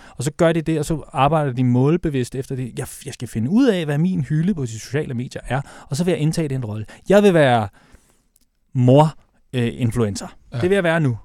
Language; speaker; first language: Danish; native; Danish